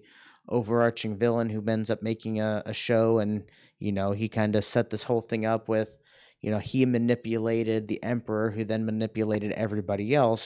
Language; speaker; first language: English; native; English